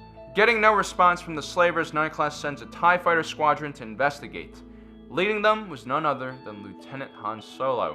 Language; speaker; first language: English; native; English